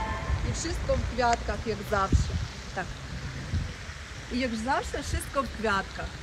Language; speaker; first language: Polish; non-native, learner; Russian